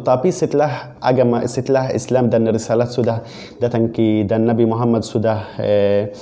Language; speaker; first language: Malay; non-native, fluent; Arabic